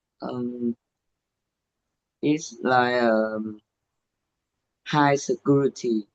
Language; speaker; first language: English; non-native, learner; Vietnamese